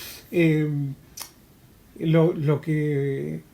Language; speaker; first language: Spanish; native; Spanish